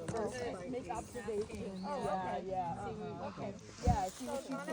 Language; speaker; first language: English; native; English